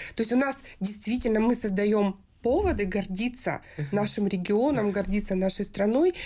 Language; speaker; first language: Russian; native; Russian